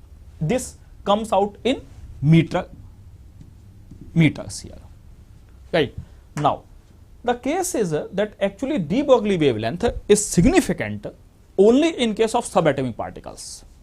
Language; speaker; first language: English; non-native, local second language; Hindi